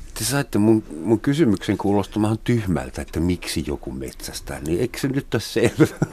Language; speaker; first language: Finnish; non-native, fluent; German